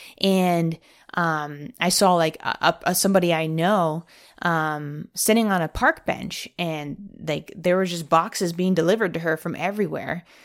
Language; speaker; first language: English; native; English